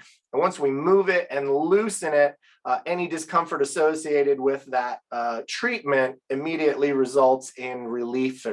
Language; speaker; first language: English; native; English